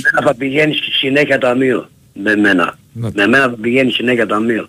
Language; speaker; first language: Greek; native; Greek